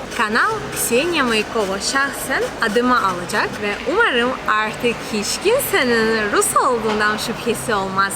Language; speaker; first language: Turkish; non-native, fluent; Russian